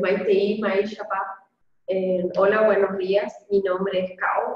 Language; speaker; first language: Spanish; early bilingual, heritage; Spanish